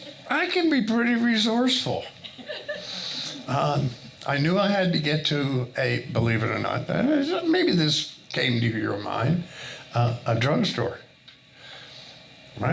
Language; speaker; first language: English; native; English